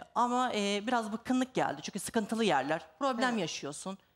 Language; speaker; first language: Turkish; native; Turkish